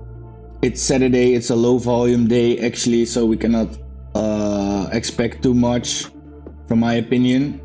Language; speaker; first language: English; non-native, fluent; Dutch